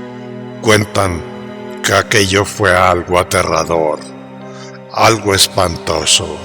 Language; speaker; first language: Spanish; native; Spanish